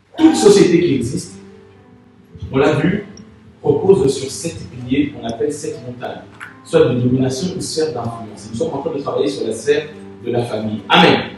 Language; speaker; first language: French; non-native, local second language; Lingala